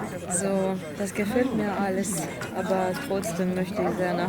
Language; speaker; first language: German; non-native, learner; Ukrainian